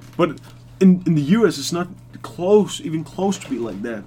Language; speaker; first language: English; non-native, fluent; Danish